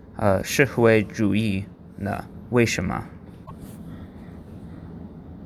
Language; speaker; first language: Chinese; non-native, learner; English